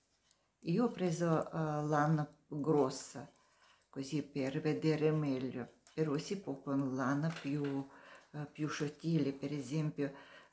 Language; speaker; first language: Italian; non-native, learner; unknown